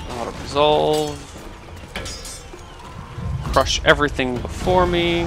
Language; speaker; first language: English; native; English